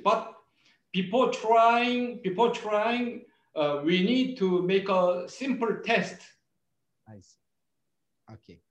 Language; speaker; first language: English; non-native, learner; Korean